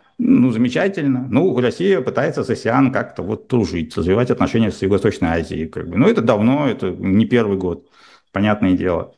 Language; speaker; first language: Russian; native; Russian